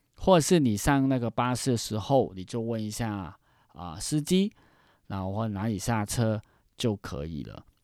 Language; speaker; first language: Chinese; non-native, fluent; Cantonese